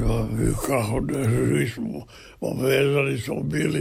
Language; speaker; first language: Serbian; native; Serbian